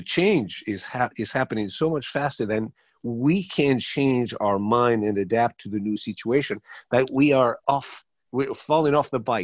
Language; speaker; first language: English; non-native, fluent; Spanish